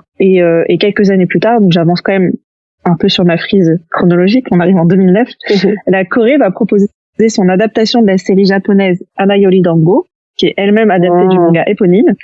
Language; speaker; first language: French; native; French